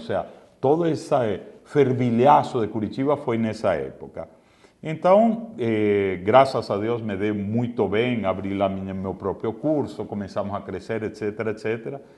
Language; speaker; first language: Portuguese; non-native, fluent; Spanish